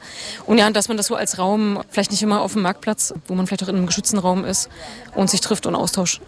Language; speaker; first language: German; native; German